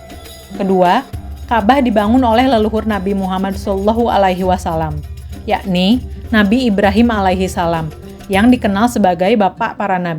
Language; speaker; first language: Indonesian; native; Indonesian